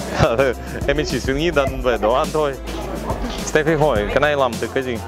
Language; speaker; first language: Vietnamese; non-native, learner; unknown